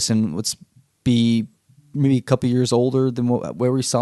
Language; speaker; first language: English; native; English